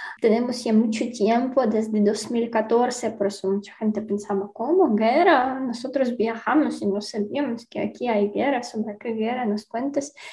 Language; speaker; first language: Spanish; non-native, fluent; Ukrainian